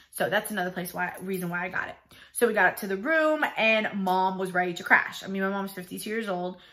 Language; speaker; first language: English; native; English